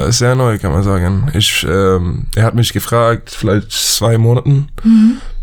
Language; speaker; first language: German; non-native, learner; Swedish